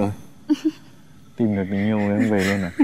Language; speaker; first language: Vietnamese; native; Vietnamese